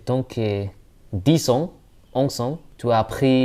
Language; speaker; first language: French; non-native, learner; Indonesian